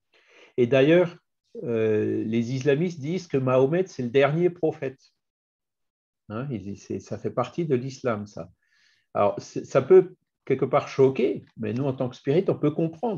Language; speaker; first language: French; native; French